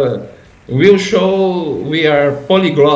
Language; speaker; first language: English; non-native, learner; Portuguese